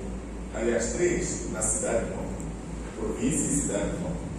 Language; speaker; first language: Portuguese; non-native, local second language; Tsonga